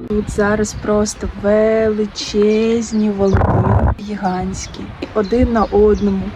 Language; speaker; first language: Ukrainian; native; Ukrainian